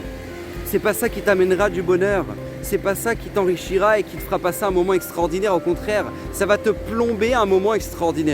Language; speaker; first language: French; native; French